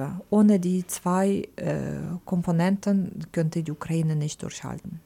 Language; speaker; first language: German; non-native, fluent; Ukrainian